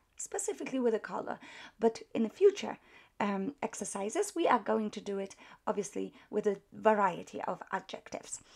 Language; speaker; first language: English; non-native, fluent; Polish